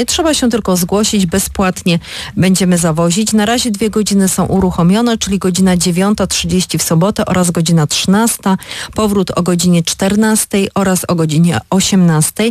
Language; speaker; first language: Polish; native; Polish